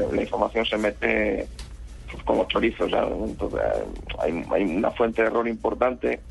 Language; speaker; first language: Spanish; native; Spanish